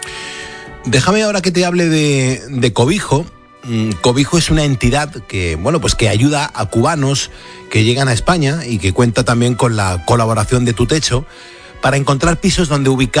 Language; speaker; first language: Spanish; native; Spanish